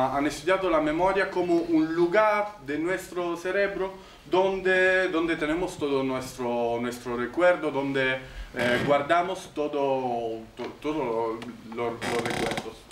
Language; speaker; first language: Spanish; non-native, fluent; Italian